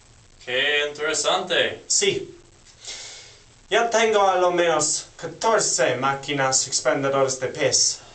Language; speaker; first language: Spanish; non-native, learner; English